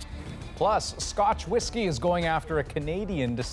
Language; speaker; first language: English; native; English